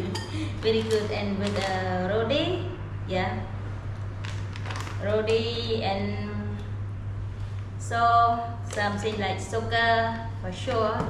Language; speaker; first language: English; non-native, learner; Khmer